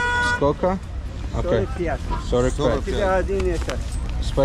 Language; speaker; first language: Russian; non-native, learner; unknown